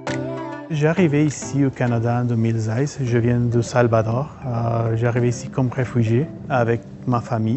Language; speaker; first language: French; non-native, fluent; Spanish